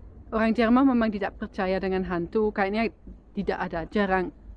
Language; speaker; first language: Indonesian; non-native, fluent; German